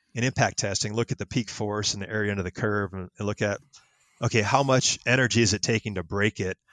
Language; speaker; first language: English; native; English